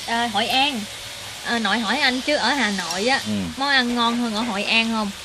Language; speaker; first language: Vietnamese; native; Vietnamese